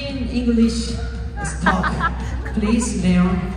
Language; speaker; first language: English; non-native, learner; Korean